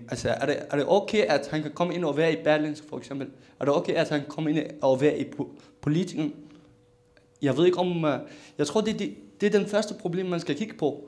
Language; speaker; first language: Danish; non-native, local second language; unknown